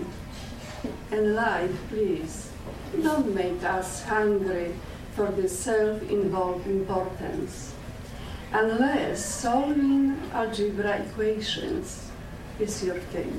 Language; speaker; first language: English; non-native, fluent; Polish